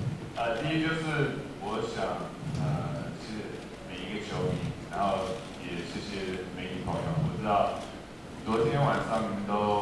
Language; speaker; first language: Chinese; early bilingual, heritage; English